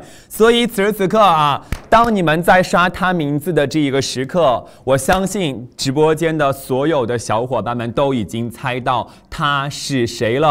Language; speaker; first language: Chinese; native; Chinese